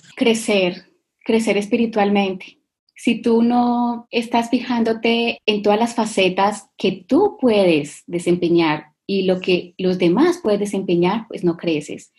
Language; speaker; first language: Spanish; native; Spanish